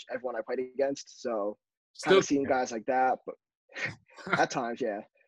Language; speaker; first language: English; native; English